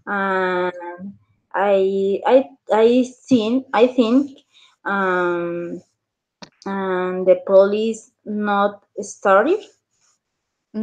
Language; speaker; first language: English; non-native, learner; Spanish